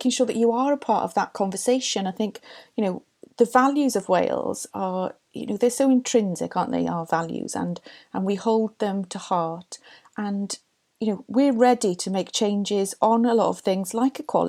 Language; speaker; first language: English; native; English